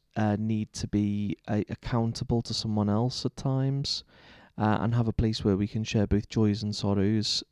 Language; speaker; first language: English; native; English